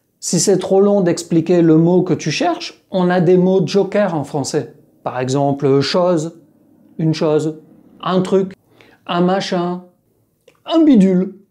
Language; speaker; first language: French; native; French